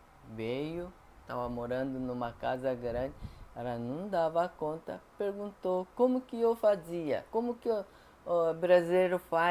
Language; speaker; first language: Portuguese; non-native, fluent; Japanese